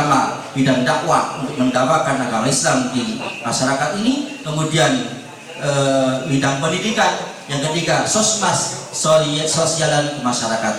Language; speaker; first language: Indonesian; native; Indonesian